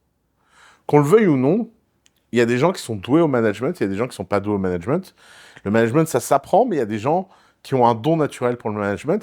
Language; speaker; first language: French; native; French